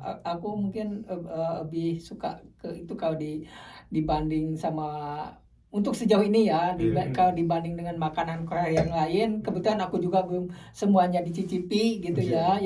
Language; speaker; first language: Indonesian; native; Indonesian